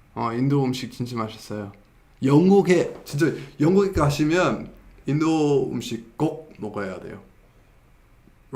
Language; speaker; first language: Korean; non-native, fluent; English